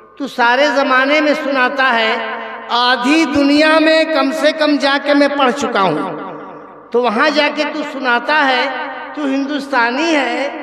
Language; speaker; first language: Hindi; native; Hindi